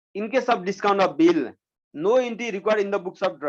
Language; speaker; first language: English; non-native, local second language; Nepali